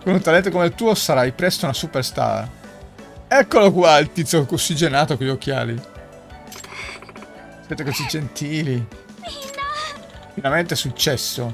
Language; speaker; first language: Italian; native; Italian